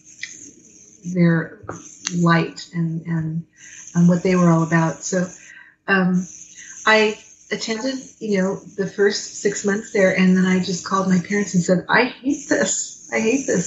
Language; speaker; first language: English; native; English